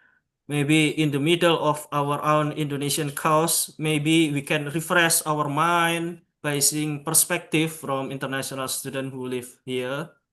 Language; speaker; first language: English; non-native, local second language; Javanese